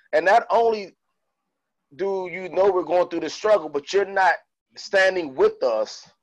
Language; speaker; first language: English; native; English